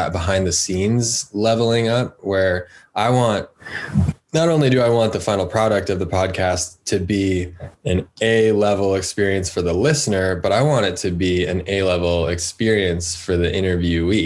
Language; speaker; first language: English; native; English